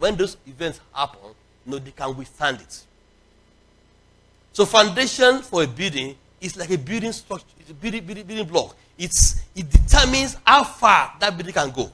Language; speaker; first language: English; non-native, local second language; Yoruba